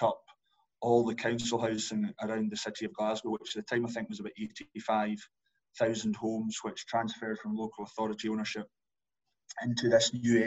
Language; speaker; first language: English; native; English